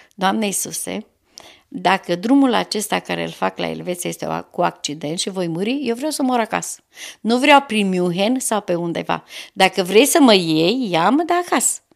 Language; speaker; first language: Romanian; native; Romanian